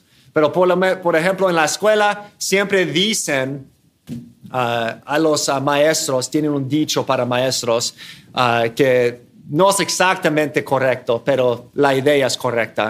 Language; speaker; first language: Spanish; non-native, fluent; English